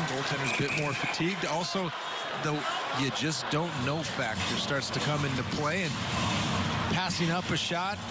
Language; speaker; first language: English; native; English